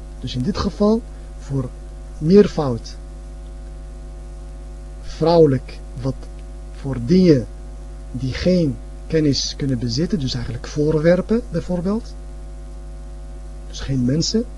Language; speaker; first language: Dutch; early bilingual, other home language; Arabic